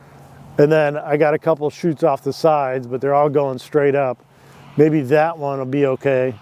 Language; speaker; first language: English; native; English